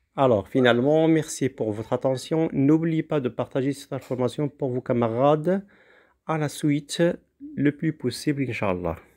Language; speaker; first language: French; non-native, local second language; Arabic